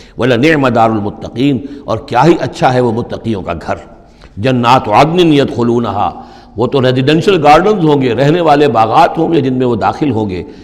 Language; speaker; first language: Urdu; native; Urdu